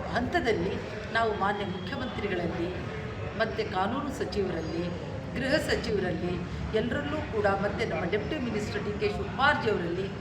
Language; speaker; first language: Kannada; non-native, local second language; Lambadi